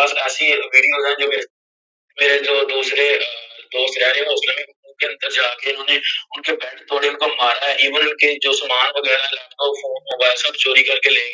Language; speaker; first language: Urdu; native; Urdu